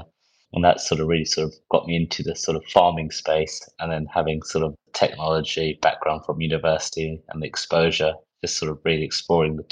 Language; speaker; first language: English; native; English